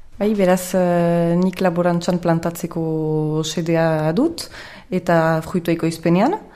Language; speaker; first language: Basque; native; Basque